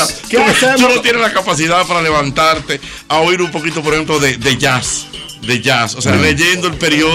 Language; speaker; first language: Spanish; native; Spanish